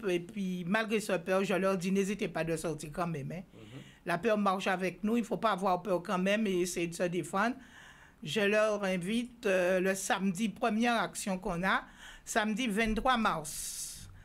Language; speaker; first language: French; non-native, local second language; Guadeloupean Creole French